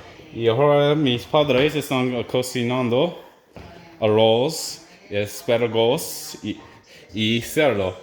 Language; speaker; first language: Spanish; non-native, learner; English